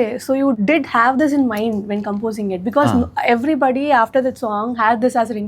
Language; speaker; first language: Tamil; native; Tamil